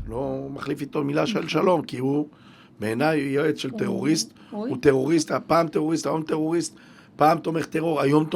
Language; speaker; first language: Hebrew; native; Hebrew